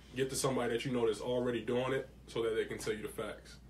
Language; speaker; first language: English; native; English